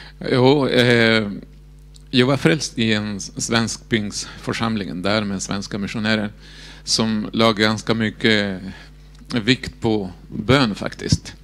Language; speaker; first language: Swedish; non-native, fluent; Spanish